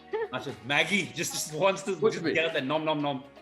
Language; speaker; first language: English; non-native, local second language; Hindi